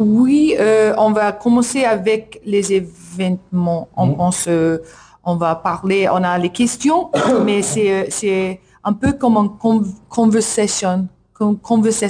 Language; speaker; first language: French; non-native, learner; English